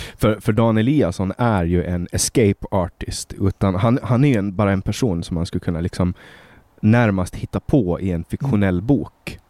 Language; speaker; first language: Swedish; native; Swedish